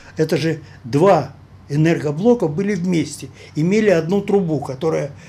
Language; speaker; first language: Russian; native; Russian